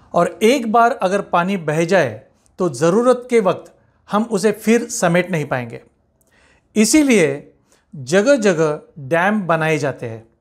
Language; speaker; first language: Hindi; non-native, local second language; Marathi